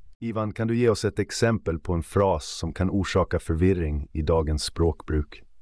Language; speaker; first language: Swedish; native; Swedish